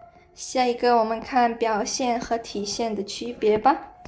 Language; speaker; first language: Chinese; non-native, fluent; Indonesian